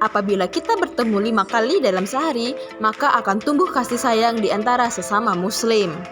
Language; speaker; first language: Indonesian; native; Indonesian